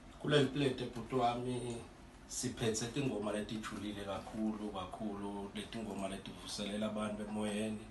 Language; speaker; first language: Zulu; non-native, local second language; Swati